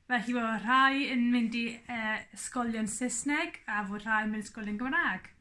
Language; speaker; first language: Welsh; non-native, local second language; English